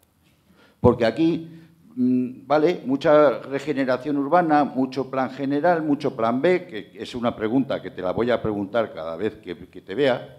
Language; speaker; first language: Spanish; native; Spanish